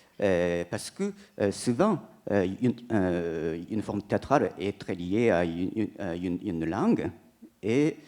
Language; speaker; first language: French; non-native, fluent; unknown